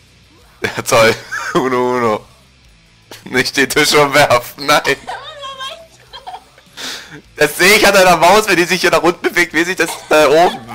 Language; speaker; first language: German; native; German